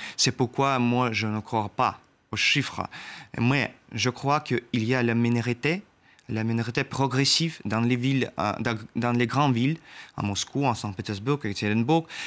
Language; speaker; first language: French; non-native, learner; Russian